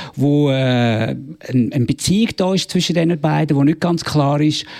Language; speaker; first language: German; native; German